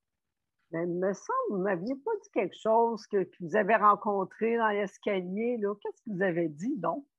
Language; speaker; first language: French; native; French